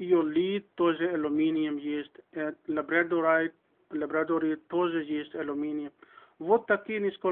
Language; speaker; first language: Russian; non-native, learner; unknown